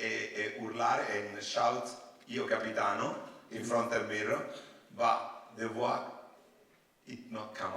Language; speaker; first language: English; non-native, learner; Italian